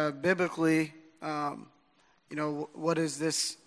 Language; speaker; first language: English; native; English